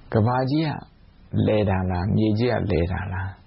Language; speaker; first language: Burmese; non-native, local second language; Shan